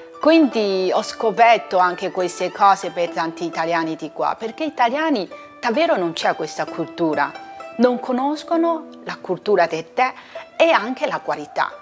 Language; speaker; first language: Italian; non-native, learner; Chinese